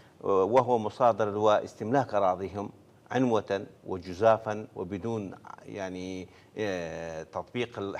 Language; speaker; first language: Arabic; non-native, local second language; Kurdish